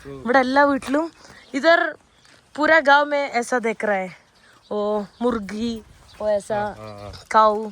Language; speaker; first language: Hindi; non-native, local second language; Malayalam